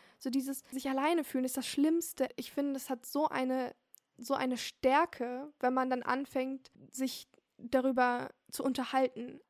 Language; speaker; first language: German; early bilingual, other home language; Turkish